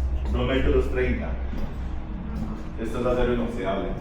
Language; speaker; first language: Spanish; native; Spanish